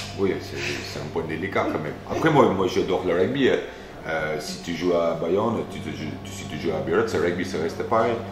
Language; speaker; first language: French; non-native, fluent; Afrikaans